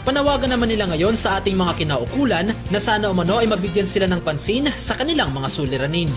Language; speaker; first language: Filipino; non-native, local second language; Waray